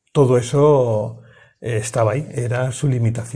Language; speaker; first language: Spanish; native; Spanish